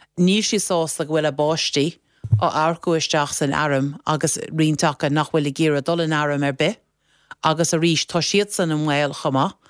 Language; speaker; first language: Irish; non-native, local second language; English